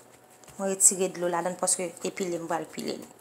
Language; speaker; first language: French; non-native, learner; Haitian Creole